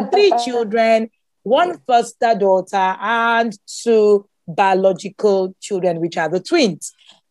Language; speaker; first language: English; non-native, local second language; Igbo